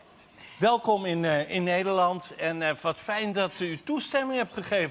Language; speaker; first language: Dutch; native; Dutch